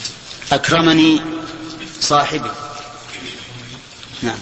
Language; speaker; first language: Arabic; native; Arabic